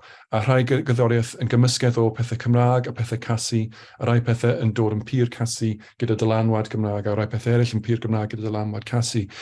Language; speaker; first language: Welsh; native; Welsh